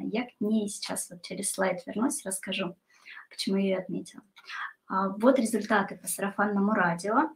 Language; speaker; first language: Russian; native; Russian